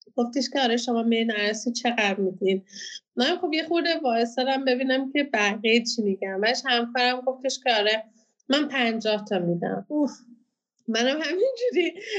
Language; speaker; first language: Persian; early bilingual, heritage; Persian